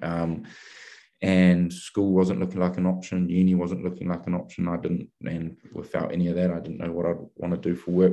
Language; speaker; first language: English; native; English